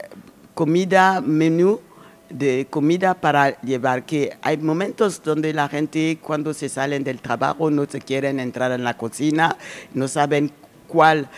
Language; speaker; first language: Spanish; non-native, learner; French